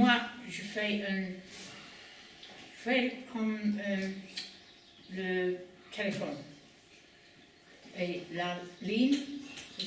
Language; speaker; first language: French; non-native, learner; English